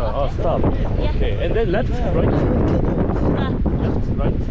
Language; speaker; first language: English; non-native, learner; Korean